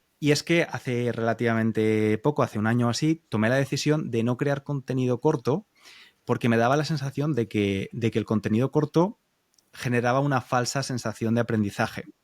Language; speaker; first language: Spanish; native; Spanish